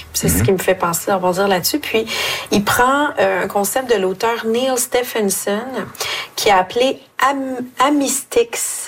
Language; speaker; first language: French; native; French